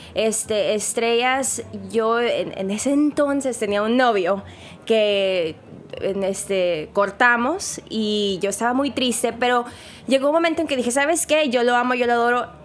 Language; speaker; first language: Spanish; native; Spanish